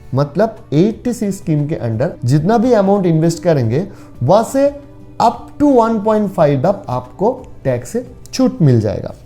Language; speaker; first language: Hindi; non-native, local second language; Bangla